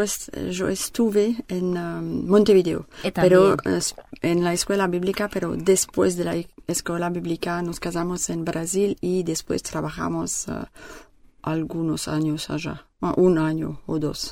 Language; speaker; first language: Spanish; non-native, learner; French